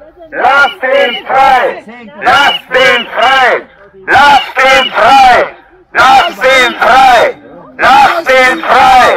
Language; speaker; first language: German; native; German